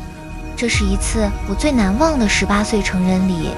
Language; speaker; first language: Chinese; native; Chinese